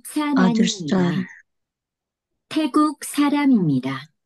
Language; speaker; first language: Korean; non-native, learner; Nepali